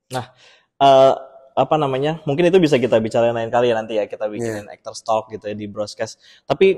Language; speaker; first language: Indonesian; native; Indonesian